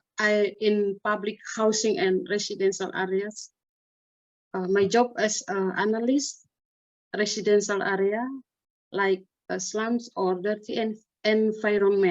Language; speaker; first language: English; non-native, learner; Indonesian